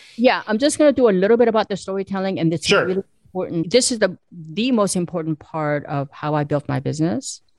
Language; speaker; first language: English; early bilingual, other home language; Korean